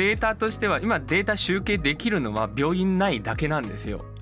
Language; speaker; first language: Japanese; non-native, fluent; Chinese